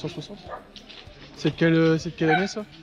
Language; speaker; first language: French; native; French